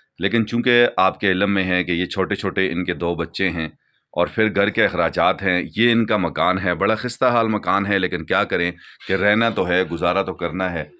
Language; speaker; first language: Urdu; non-native, local second language; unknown